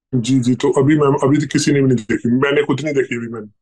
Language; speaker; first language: Hindi; native; Hindi